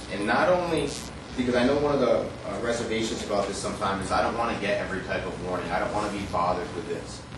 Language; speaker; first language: English; native; English